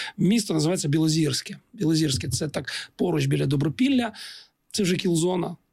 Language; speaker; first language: Ukrainian; non-native, local second language; Russian